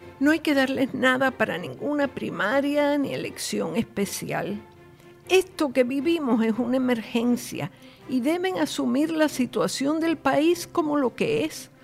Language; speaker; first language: Spanish; native; Spanish